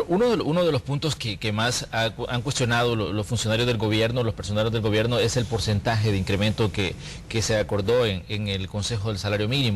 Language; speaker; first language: Spanish; native; Spanish